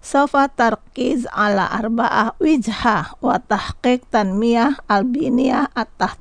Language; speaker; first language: Arabic; non-native, fluent; Indonesian